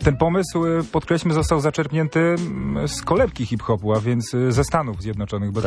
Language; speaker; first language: Polish; native; Polish